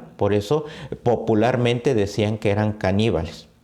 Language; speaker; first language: Spanish; native; Spanish